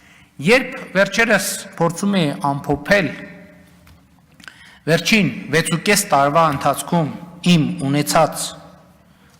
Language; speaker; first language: Armenian; native; Armenian